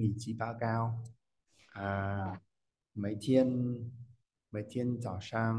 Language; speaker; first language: Chinese; non-native, learner; Vietnamese